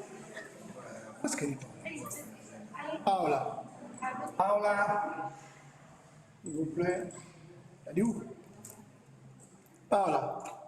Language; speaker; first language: French; non-native, fluent; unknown